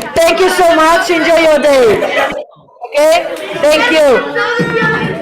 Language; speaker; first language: English; non-native, fluent; Portuguese